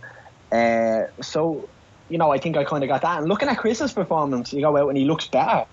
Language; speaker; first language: English; native; English